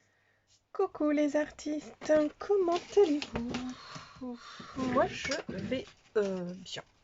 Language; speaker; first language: French; native; French